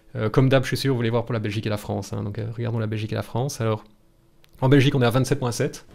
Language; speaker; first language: French; native; French